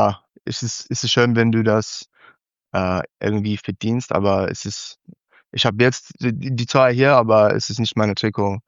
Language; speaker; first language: German; non-native, learner; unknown